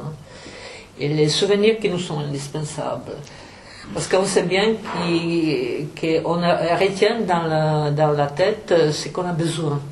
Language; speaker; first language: French; non-native, fluent; Czech